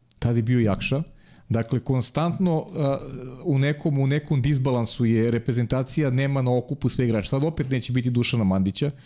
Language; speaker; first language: Serbian; native; Serbian